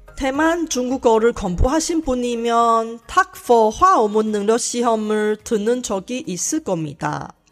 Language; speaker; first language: Korean; non-native, fluent; Chinese